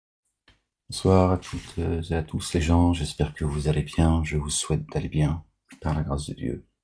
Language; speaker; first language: French; native; French